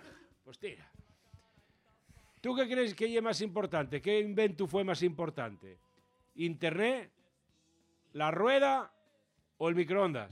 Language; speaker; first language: Spanish; native; Spanish